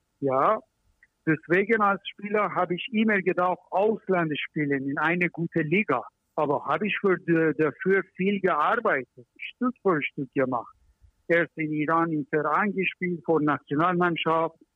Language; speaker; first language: German; non-native, learner; Persian